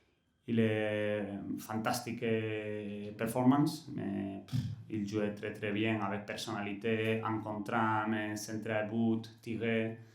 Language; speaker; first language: French; non-native, learner; Catalan